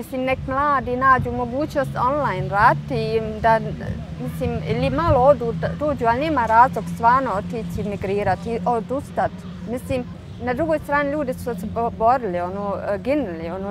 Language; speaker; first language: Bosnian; early bilingual, heritage; Bosnian